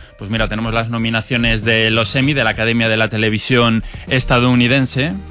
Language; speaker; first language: Spanish; native; Spanish